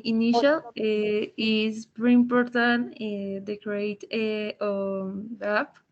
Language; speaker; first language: English; non-native, learner; Spanish